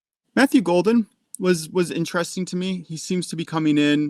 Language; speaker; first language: English; native; English